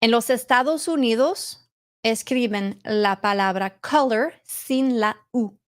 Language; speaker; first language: Spanish; non-native, learner; English